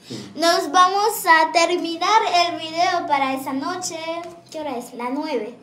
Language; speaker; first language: Spanish; non-native, learner; Haitian Creole